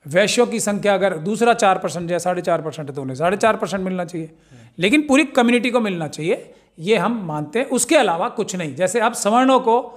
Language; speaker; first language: Hindi; native; Hindi